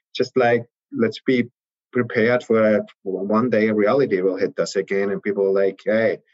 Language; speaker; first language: English; non-native, fluent; German